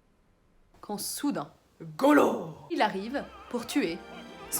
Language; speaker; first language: French; native; French